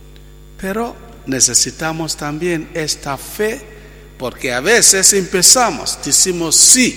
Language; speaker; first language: Spanish; non-native, fluent; Italian